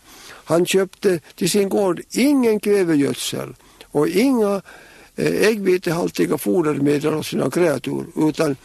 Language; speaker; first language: Swedish; native; Swedish